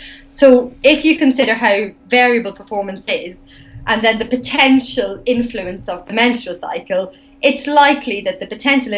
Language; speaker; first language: English; native; English